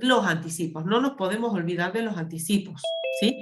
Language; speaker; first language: Spanish; native; Spanish